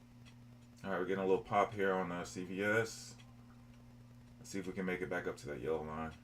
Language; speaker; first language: English; native; English